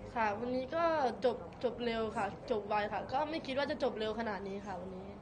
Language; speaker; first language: Thai; native; Thai